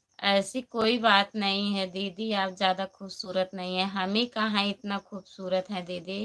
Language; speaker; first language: Hindi; native; Hindi